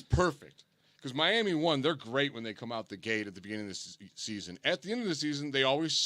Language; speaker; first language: English; native; English